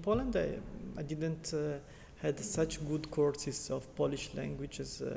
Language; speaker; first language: English; non-native, fluent; Italian